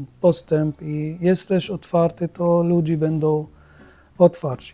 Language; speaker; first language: Polish; non-native, learner; Arabic